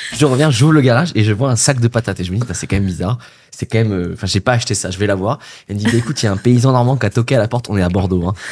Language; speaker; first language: French; native; French